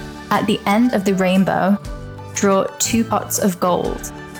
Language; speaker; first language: English; native; English